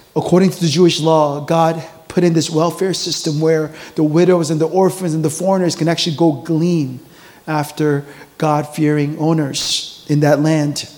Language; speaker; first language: English; early bilingual, other home language; Korean